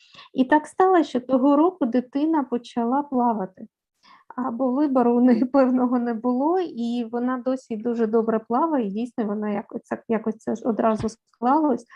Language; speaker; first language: Ukrainian; native; Ukrainian